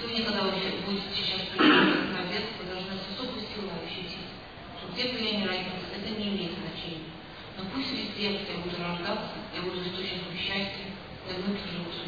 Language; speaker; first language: Russian; native; Russian